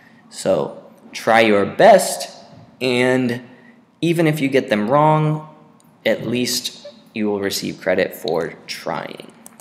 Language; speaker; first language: English; native; English